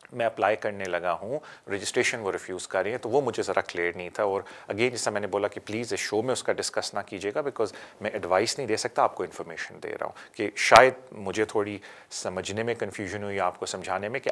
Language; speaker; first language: Urdu; native; Urdu